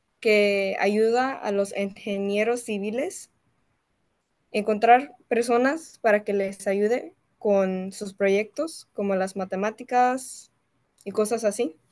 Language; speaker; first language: Spanish; early bilingual, heritage; Spanish